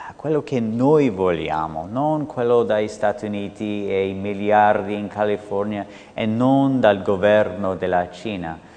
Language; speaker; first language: Italian; non-native, fluent; English